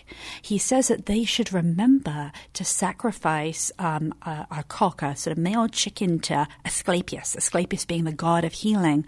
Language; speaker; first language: English; native; English